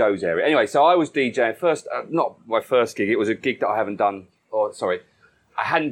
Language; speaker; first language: English; native; English